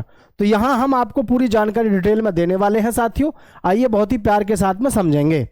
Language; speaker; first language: Hindi; native; Hindi